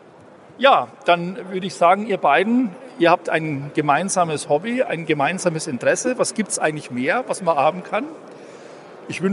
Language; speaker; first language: German; native; German